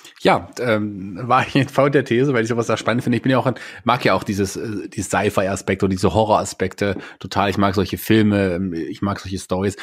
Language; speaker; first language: German; native; German